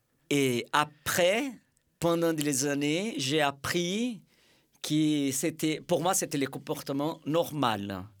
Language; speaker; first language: French; non-native, fluent; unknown